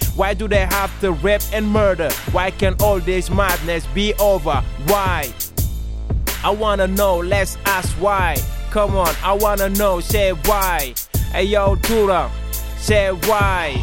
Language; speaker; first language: English; non-native, local second language; Wolof